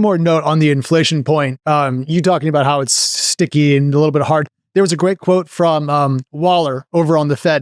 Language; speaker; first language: English; native; English